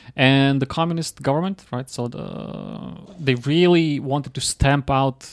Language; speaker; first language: English; non-native, fluent; Croatian